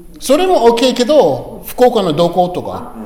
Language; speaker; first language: Japanese; non-native, learner; English